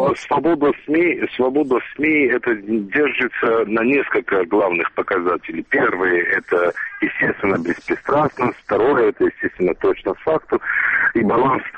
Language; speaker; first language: Russian; non-native, local second language; Georgian